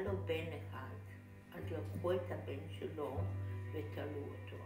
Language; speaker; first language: Hebrew; non-native, fluent; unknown